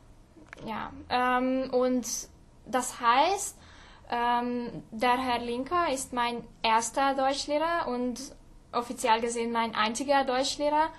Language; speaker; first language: German; non-native, fluent; Hungarian